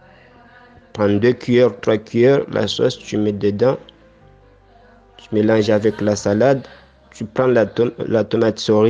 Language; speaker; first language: French; non-native, learner; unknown